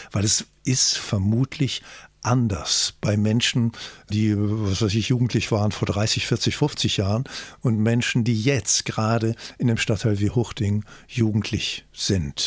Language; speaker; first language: German; native; German